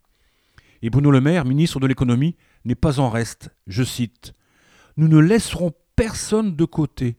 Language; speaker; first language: French; native; French